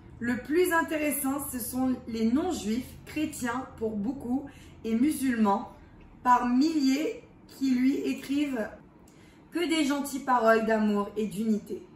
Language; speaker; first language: French; early bilingual, heritage; English